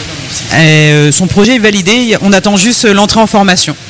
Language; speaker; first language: French; native; French